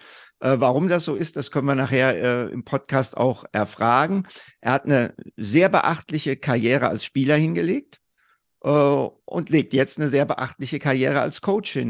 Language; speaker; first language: German; native; German